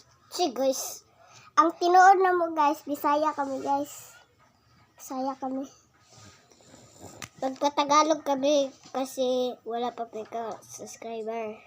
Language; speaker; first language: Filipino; non-native, local second language; Cebuano